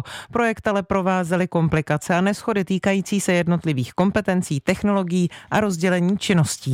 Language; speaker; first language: Czech; native; Czech